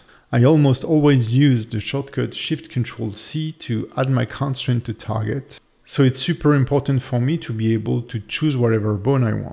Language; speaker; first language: English; non-native, fluent; French